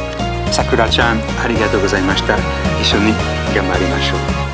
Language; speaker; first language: Japanese; non-native, learner; French